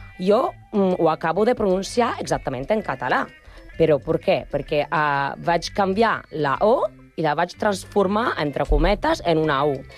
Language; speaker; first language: Catalan; non-native, learner; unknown